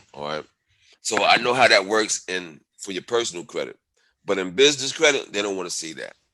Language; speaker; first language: English; native; English